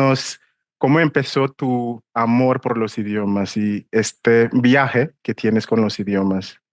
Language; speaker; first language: Spanish; non-native, fluent; English